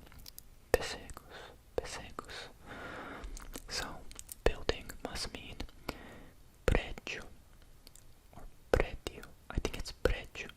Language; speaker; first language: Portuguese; non-native, learner; English